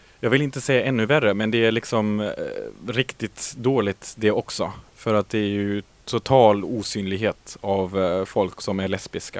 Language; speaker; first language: Swedish; native; Swedish